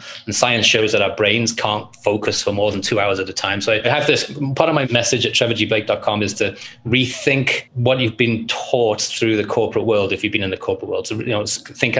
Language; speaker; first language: English; native; English